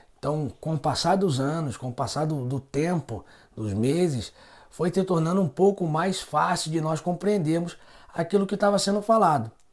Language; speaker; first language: Portuguese; native; Portuguese